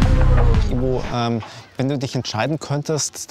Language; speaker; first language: German; native; German